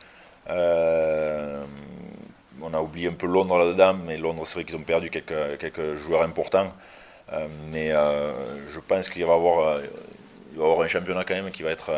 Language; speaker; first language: French; native; French